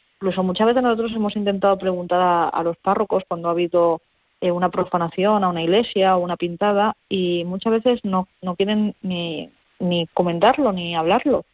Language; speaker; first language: Spanish; native; Spanish